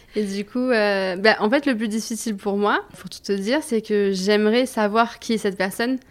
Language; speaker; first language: French; native; French